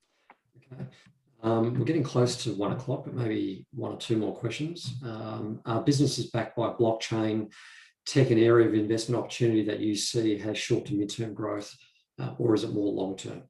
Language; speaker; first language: English; native; English